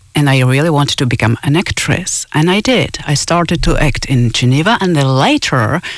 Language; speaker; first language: English; non-native, fluent; Czech